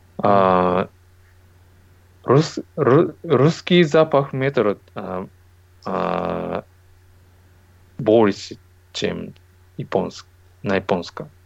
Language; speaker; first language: Russian; non-native, learner; Japanese